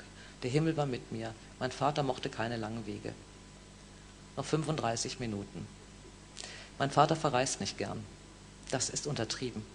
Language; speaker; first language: German; native; German